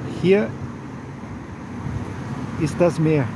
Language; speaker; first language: German; non-native, learner; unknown